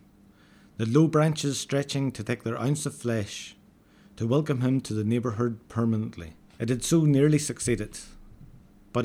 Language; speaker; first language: English; native; English